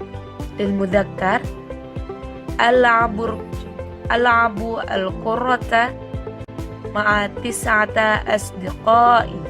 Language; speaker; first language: Arabic; non-native, learner; Indonesian